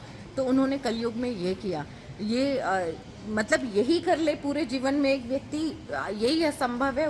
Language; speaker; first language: Hindi; native; Hindi